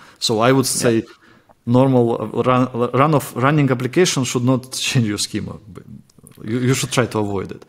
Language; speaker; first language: English; non-native, fluent; Russian